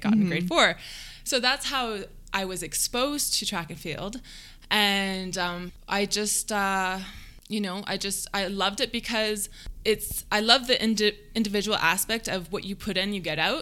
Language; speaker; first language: English; native; English